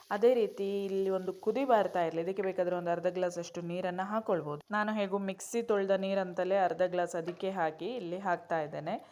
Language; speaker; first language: Kannada; non-native, local second language; Konkani